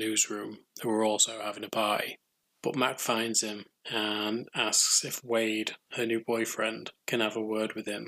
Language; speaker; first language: English; native; English